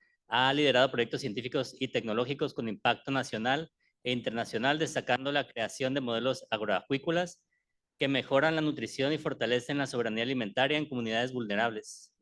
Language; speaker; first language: Spanish; native; Spanish